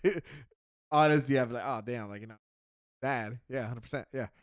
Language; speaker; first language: English; native; English